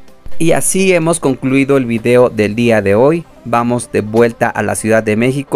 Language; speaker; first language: Spanish; native; Spanish